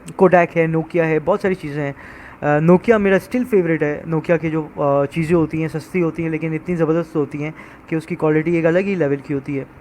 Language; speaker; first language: Urdu; native; Urdu